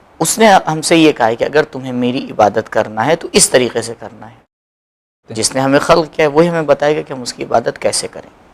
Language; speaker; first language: Urdu; native; Urdu